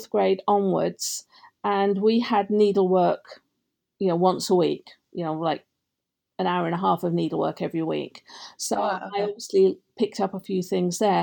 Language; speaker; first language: English; native; English